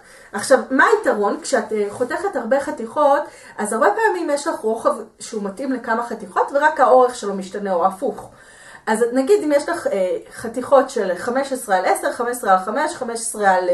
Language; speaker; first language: Hebrew; native; Hebrew